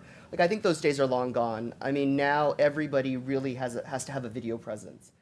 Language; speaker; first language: English; native; English